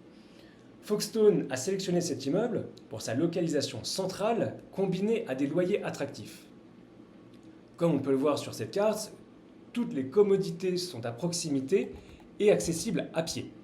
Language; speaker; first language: French; native; French